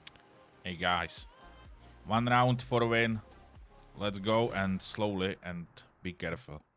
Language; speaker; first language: English; non-native, learner; Czech